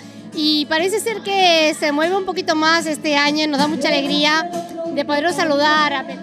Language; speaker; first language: Spanish; native; Spanish